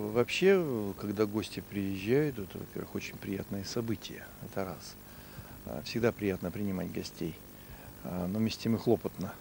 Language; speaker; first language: Russian; native; Russian